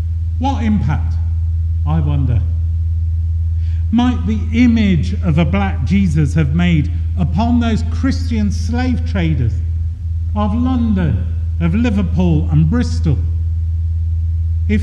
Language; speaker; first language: English; native; English